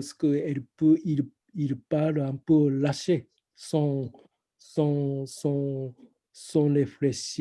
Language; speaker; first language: French; non-native, fluent; Japanese